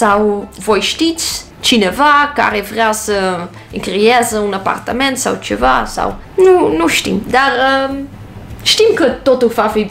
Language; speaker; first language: Romanian; non-native, learner; Dutch